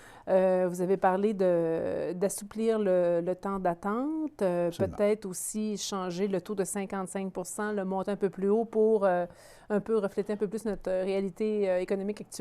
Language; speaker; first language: French; native; French